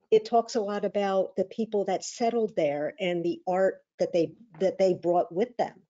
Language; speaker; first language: English; native; English